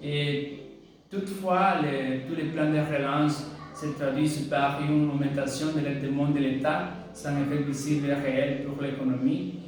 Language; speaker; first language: French; non-native, learner; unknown